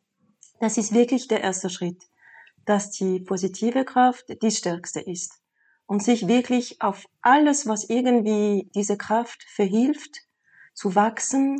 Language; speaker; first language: German; non-native, fluent; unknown